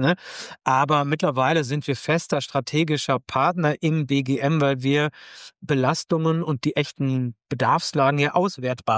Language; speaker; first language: German; native; German